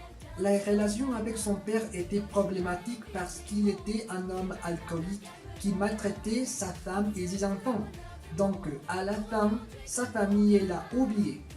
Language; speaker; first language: French; non-native, fluent; Spanish